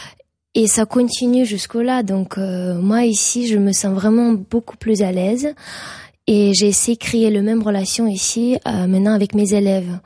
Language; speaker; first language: French; non-native, fluent; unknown